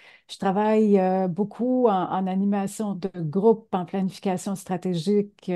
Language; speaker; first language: French; native; French